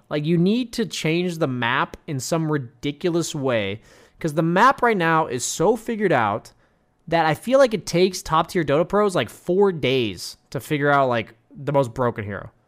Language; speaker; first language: English; native; English